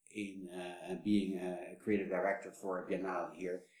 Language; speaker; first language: English; non-native, fluent; Dutch